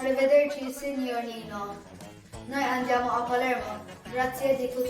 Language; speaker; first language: Italian; non-native, learner; Maltese